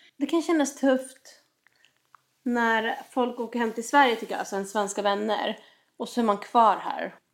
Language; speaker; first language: Swedish; native; Swedish